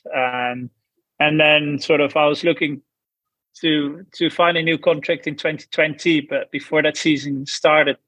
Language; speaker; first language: English; non-native, fluent; Dutch